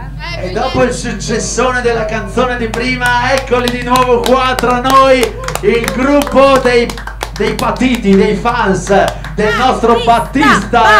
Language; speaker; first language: Italian; native; Italian